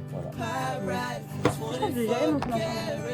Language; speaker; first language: French; native; French